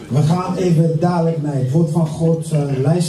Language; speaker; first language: Dutch; non-native, fluent; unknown